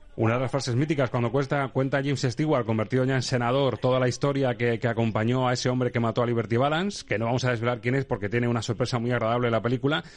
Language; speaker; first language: Spanish; native; Spanish